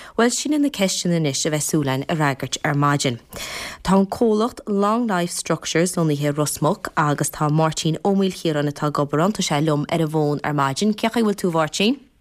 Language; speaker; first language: Irish; native; Irish